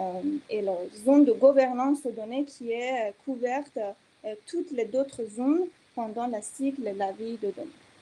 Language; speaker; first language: French; non-native, fluent; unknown